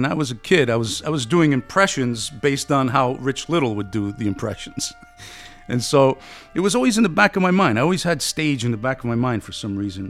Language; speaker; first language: English; early bilingual, other home language; Italian